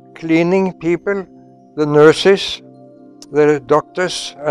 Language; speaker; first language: English; non-native, fluent; Norwegian